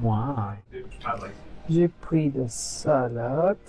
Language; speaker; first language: French; non-native, learner; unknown